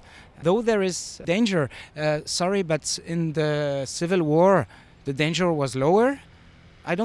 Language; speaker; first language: English; non-native, fluent; French